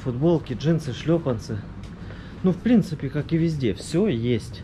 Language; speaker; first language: Russian; native; Russian